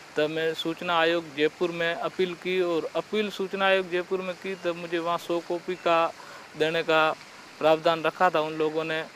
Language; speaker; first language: Hindi; native; Hindi